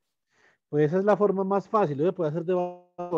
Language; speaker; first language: Spanish; native; Spanish